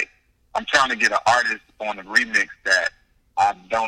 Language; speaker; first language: English; native; English